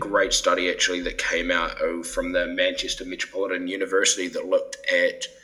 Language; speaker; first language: English; native; English